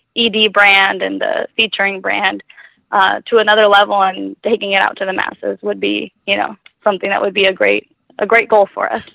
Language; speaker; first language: English; early bilingual, other home language; Spanish